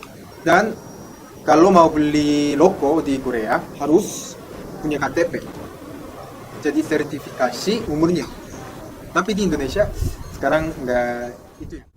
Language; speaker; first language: Indonesian; non-native, fluent; Korean